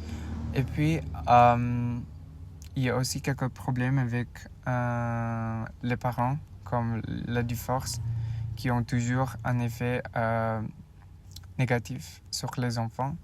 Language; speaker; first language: French; non-native, learner; Indonesian